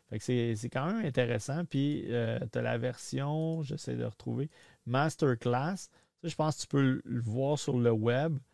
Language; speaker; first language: French; native; French